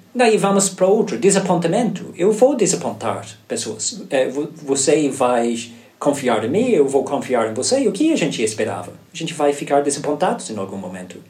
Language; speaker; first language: Portuguese; non-native, fluent; English